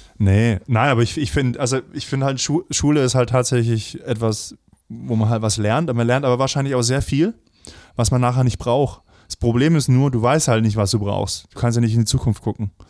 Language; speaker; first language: German; native; German